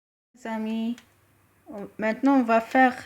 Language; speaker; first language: French; non-native, local second language; Arabic